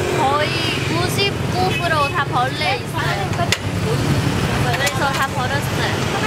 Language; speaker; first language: Korean; non-native, learner; Vietnamese